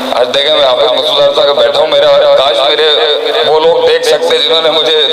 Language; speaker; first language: Urdu; non-native, local second language; Punjabi